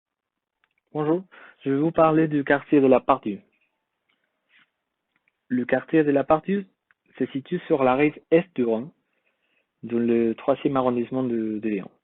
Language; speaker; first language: French; non-native, learner; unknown